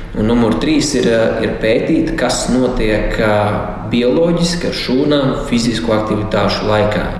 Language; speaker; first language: Latvian; native; Latvian